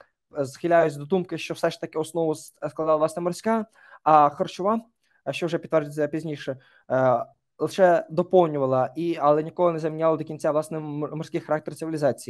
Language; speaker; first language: Ukrainian; native; Ukrainian